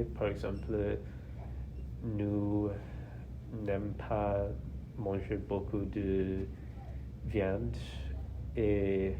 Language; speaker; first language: French; non-native, learner; English